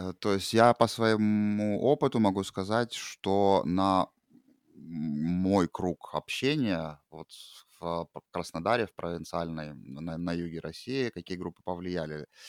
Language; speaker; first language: Russian; native; Russian